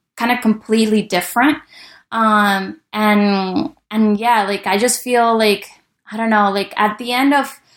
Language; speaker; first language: English; early bilingual, other home language; Spanish